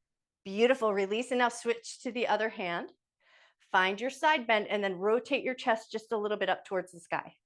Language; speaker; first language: English; native; English